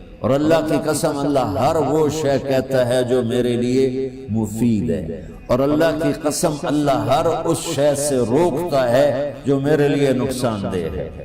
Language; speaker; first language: Urdu; non-native, local second language; Punjabi